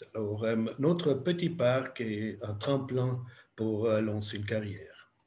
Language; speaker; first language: French; non-native, fluent; German